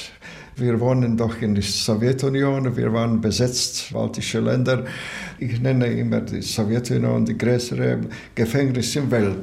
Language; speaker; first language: German; non-native, learner; Latvian